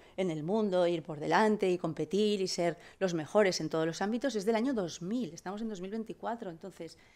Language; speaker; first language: Spanish; non-native, local second language; Catalan